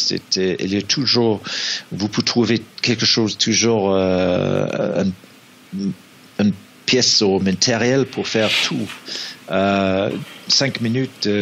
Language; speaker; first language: French; non-native, learner; English